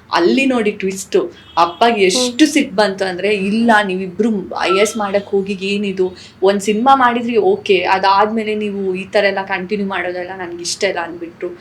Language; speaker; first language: Kannada; non-native, local second language; Tulu